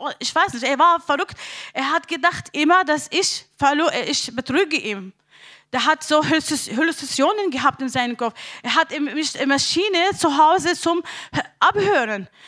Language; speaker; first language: German; non-native, learner; Arabic